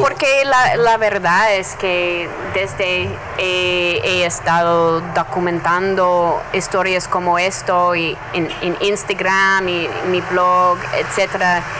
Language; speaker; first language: Spanish; non-native, learner; English